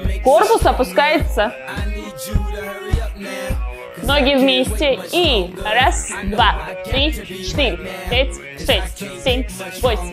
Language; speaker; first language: Russian; native; Russian